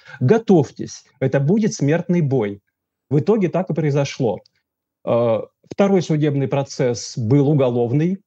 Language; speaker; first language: Russian; native; Russian